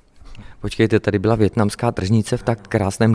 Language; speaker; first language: Czech; native; Czech